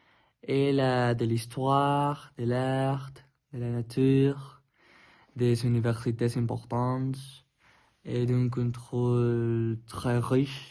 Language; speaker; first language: French; non-native, learner; Spanish